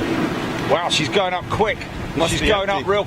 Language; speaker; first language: English; native; English